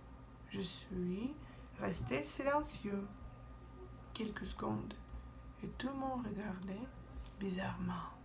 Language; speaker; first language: French; non-native, fluent; Russian